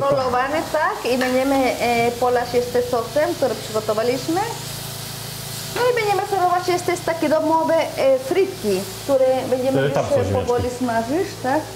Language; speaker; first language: Polish; non-native, learner; Spanish